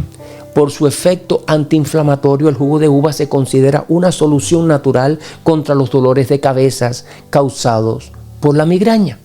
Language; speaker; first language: Spanish; native; Spanish